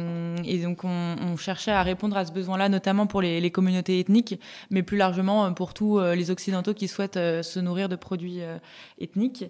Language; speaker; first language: French; native; French